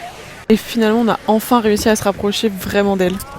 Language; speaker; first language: French; native; French